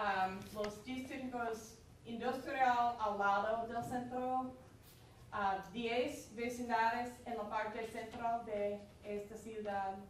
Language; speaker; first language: Spanish; non-native, learner; English